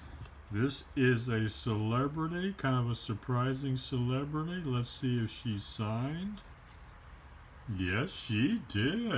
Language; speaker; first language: English; native; English